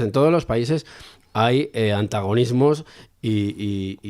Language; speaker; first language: Spanish; native; Spanish